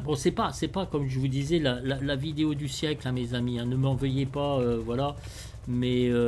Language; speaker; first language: French; native; French